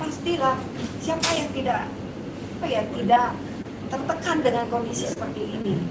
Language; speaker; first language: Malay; non-native, local second language; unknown